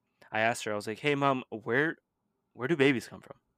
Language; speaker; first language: English; early bilingual, other home language; Spanish